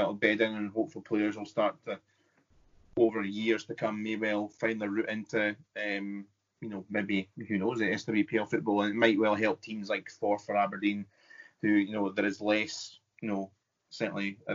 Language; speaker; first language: English; native; English